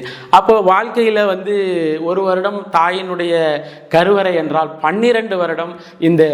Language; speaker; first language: Tamil; native; Tamil